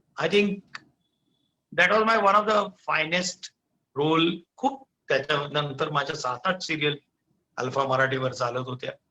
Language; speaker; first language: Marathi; non-native, local second language; Gujarati